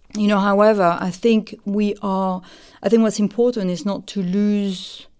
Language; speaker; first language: English; non-native, fluent; French